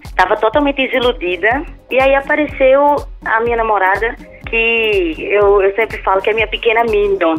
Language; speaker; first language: Portuguese; non-native, fluent; German